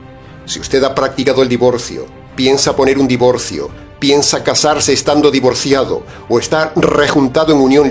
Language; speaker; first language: Spanish; native; Spanish